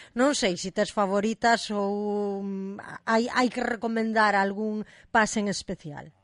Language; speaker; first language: Galician; native; Galician